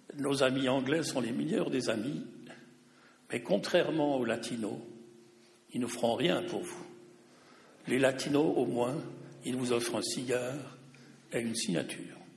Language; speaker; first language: French; non-native, local second language; German